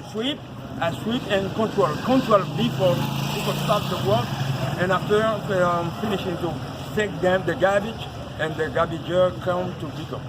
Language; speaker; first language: English; non-native, learner; Haitian Creole